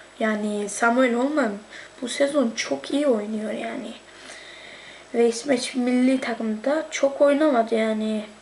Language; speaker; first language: Turkish; early bilingual, heritage; Turkish